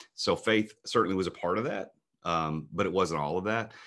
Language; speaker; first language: English; native; English